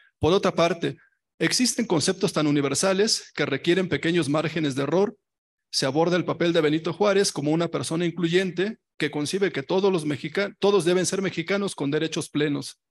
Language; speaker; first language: Spanish; native; Spanish